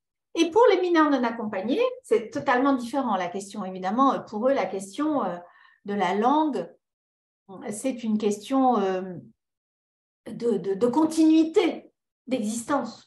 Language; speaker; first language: French; early bilingual, other home language; Spanish